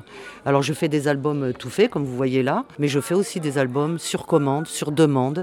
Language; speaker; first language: French; native; French